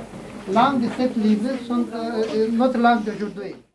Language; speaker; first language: French; non-native, learner; Romanian